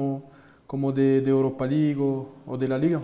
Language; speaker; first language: Spanish; non-native, fluent; French